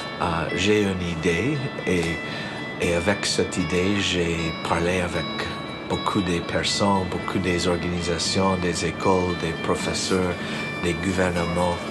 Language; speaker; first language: French; non-native, learner; English